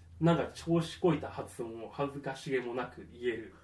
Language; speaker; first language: Japanese; native; Japanese